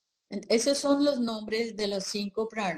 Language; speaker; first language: Spanish; non-native, fluent; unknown